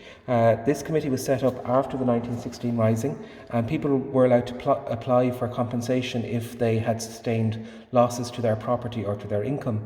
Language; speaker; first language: English; native; English